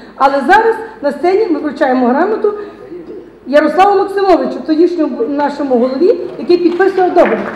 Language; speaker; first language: Ukrainian; native; Ukrainian